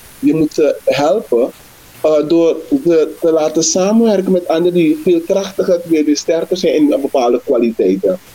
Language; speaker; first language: Dutch; native; Dutch